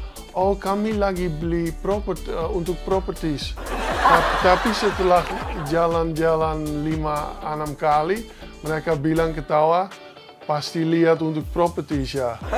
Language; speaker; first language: Indonesian; non-native, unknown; Dutch